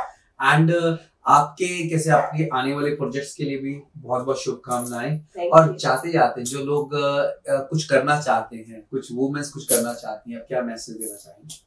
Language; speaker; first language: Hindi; native; Hindi